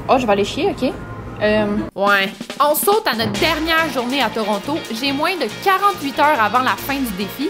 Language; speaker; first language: French; native; French